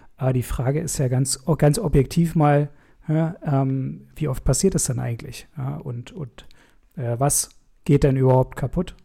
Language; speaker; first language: German; native; German